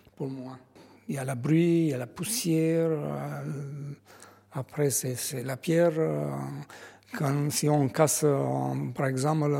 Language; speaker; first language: French; non-native, learner; Albanian